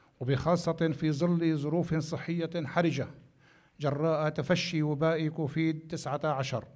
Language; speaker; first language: Arabic; native; Arabic